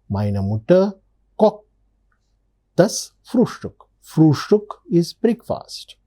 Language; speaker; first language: German; non-native, learner; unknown